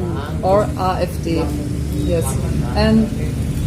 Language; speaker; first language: English; non-native, fluent; German